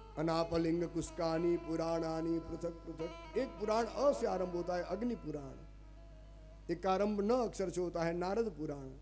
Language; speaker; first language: Hindi; non-native, local second language; Gujarati